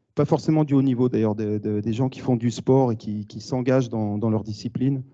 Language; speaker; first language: French; native; French